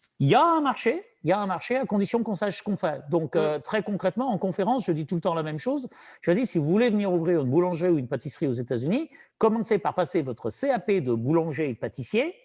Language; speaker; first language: French; native; French